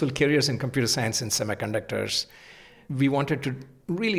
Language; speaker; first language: English; non-native, local second language; Telugu